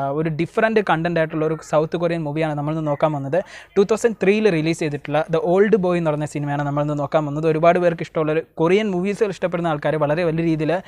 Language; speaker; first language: Malayalam; native; Malayalam